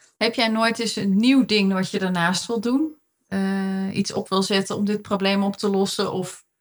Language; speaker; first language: Dutch; native; Dutch